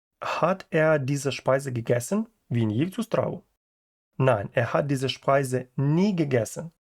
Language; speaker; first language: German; non-native, fluent; Ukrainian